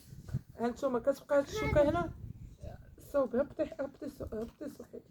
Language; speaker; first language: Arabic; native; Arabic